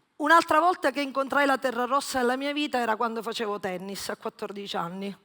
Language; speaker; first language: Italian; native; Italian